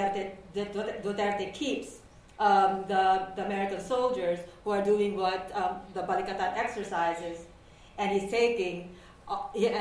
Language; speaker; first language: English; non-native, local second language; Waray